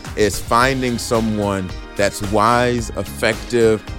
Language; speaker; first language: English; native; English